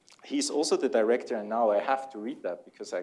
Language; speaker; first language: English; non-native, fluent; German